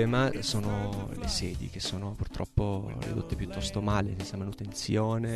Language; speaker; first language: Italian; non-native, fluent; Arabic